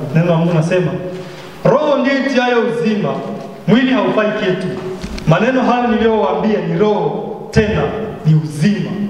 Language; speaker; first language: Swahili; native; Swahili